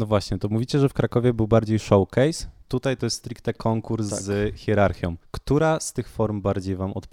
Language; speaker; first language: Polish; native; Polish